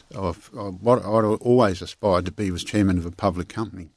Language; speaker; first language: English; native; English